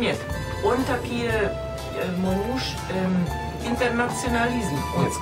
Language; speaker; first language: Russian; non-native, fluent; German